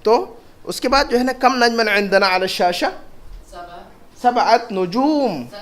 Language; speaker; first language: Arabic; non-native, fluent; Urdu